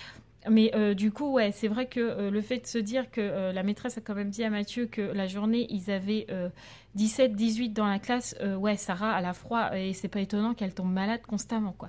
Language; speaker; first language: French; native; French